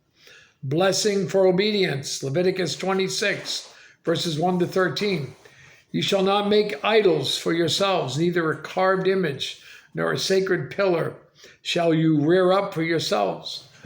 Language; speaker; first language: English; native; English